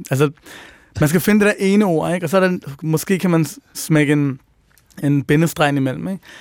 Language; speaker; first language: Danish; early bilingual, other home language; Persian